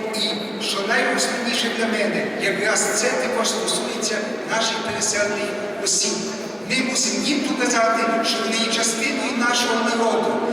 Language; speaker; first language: Ukrainian; early bilingual, heritage; Ukrainian